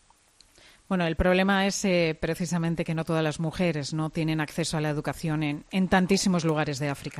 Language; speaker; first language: Spanish; native; Spanish